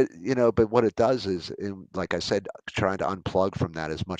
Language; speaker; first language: English; native; English